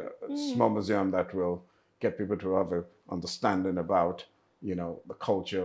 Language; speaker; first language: English; native; English